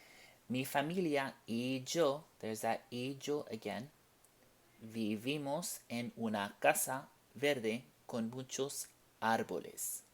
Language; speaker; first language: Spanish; non-native, fluent; English